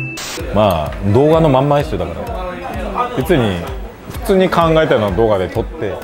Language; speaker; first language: Japanese; non-native, fluent; Korean